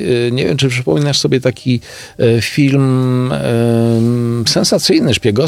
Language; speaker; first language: Polish; native; Polish